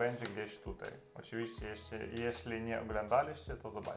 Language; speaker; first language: Polish; non-native, learner; Russian